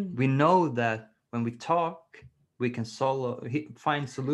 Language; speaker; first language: English; non-native, fluent; Swedish